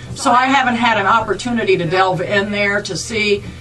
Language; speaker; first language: English; native; English